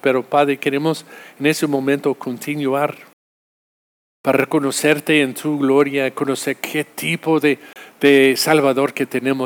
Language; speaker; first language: Spanish; non-native, fluent; English